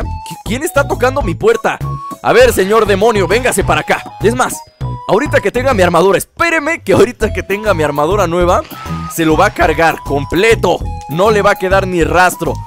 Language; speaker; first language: Spanish; native; Spanish